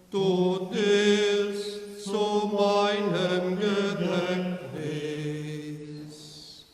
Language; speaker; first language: German; non-native, learner; Portuguese